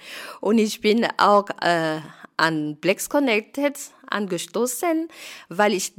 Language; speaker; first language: German; non-native, fluent; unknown